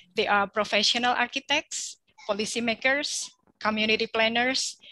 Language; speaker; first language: English; non-native, fluent; Indonesian